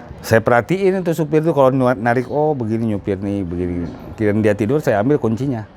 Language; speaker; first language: Indonesian; native; Indonesian